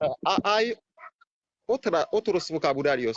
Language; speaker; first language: Spanish; non-native, fluent; Haitian Creole